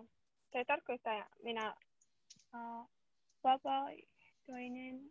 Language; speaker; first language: Finnish; non-native, learner; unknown